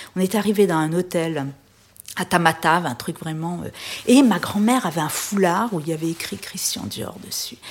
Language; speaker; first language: French; native; French